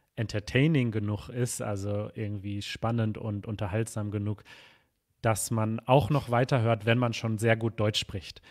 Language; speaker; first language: German; native; German